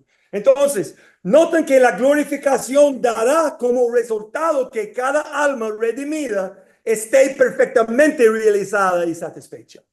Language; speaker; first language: Spanish; non-native, fluent; English